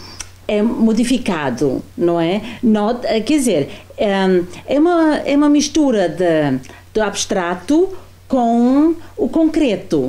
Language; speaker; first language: Portuguese; non-native, fluent; German